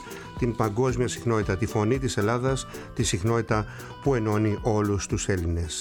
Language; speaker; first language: Greek; native; Greek